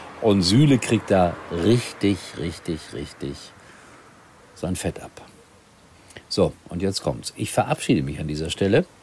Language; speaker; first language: German; native; German